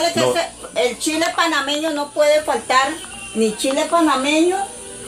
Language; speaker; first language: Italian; non-native, fluent; Spanish